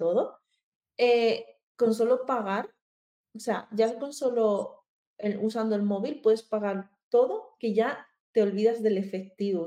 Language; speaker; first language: Spanish; early bilingual, other home language; Chinese